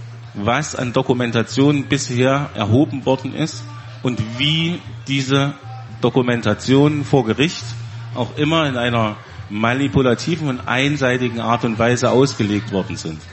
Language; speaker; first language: German; native; German